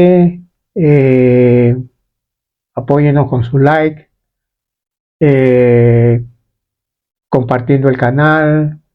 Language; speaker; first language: Spanish; native; Spanish